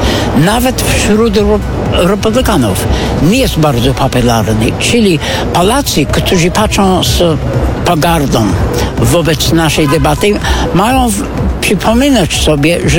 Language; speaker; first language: Polish; non-native, fluent; English